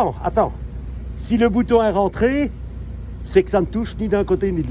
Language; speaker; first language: French; native; French